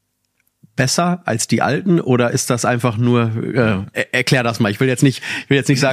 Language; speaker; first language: German; native; German